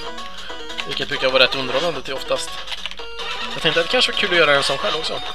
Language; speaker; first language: Swedish; native; Swedish